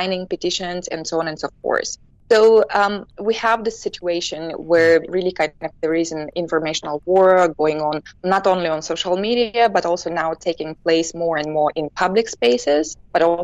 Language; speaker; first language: English; non-native, fluent; Kyrgyz